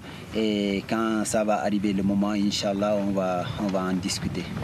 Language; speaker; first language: French; early bilingual, heritage; Italian